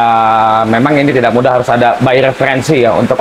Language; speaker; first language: Indonesian; native; Indonesian